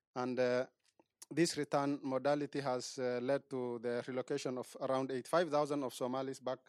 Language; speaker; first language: English; non-native, local second language; Somali